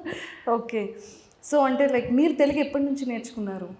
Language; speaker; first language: Telugu; native; Telugu